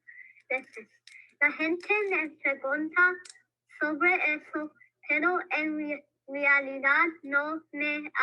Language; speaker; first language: Spanish; non-native, learner; English